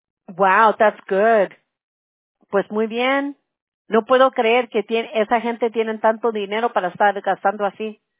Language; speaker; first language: Spanish; early bilingual, heritage; Spanish